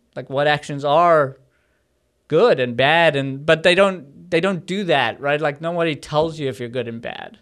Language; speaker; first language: English; native; English